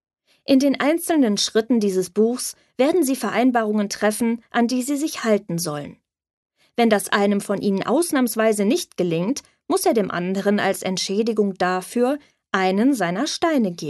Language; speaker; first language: German; native; German